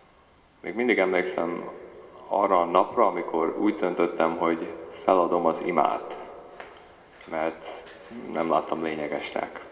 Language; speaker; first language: Hungarian; early bilingual, heritage; Hungarian